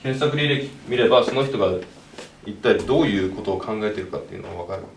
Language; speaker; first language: Japanese; early bilingual, other home language; English